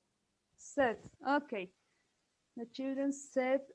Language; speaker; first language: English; non-native, learner; Spanish